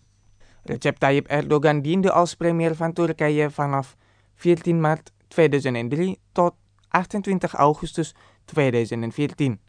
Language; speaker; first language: Dutch; non-native, fluent; Indonesian